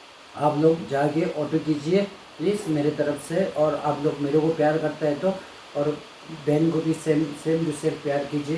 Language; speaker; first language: Hindi; non-native, local second language; Tibetan